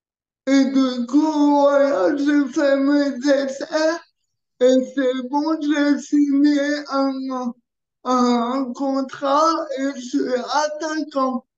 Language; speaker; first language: French; early bilingual, other home language; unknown